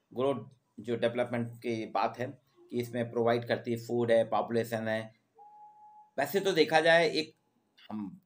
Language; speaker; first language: Hindi; native; Hindi